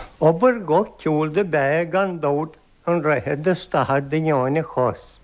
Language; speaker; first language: Irish; native; Irish